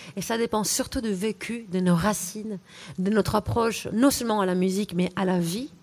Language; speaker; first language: French; early bilingual, other home language; Spanish